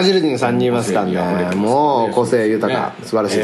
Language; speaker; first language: Japanese; native; Japanese